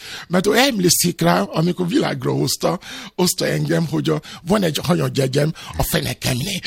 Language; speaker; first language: Hungarian; non-native, fluent; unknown